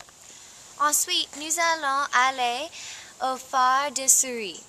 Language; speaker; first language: French; non-native, learner; English